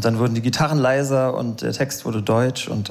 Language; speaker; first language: German; native; German